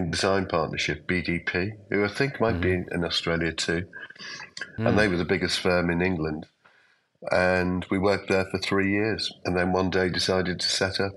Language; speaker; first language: English; native; English